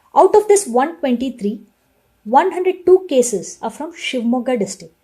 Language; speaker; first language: English; non-native, local second language; Kannada